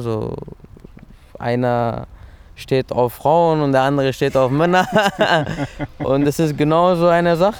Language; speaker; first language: German; early bilingual, other home language; Persian